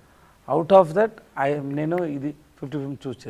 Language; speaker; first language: Telugu; non-native, learner; Tamil